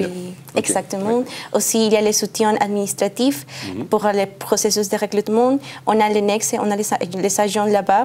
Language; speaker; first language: French; non-native, learner; Spanish